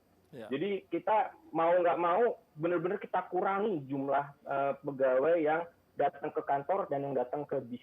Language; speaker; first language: Indonesian; native; Indonesian